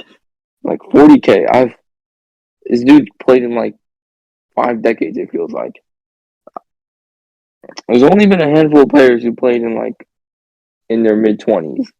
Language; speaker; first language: English; native; English